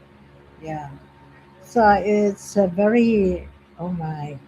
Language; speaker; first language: English; non-native, local second language; Filipino